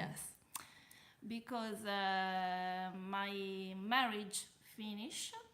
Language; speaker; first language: English; non-native, learner; Italian